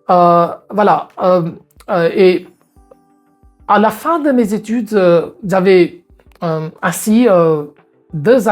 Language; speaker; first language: French; non-native, fluent; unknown